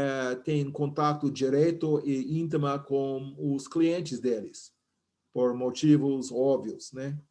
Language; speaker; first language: Portuguese; non-native, fluent; English